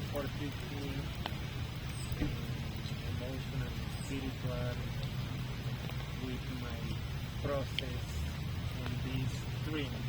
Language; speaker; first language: English; non-native, learner; Spanish